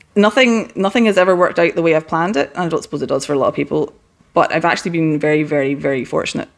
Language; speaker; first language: English; native; English